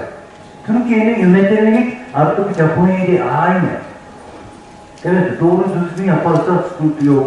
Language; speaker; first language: Turkish; non-native, learner; Japanese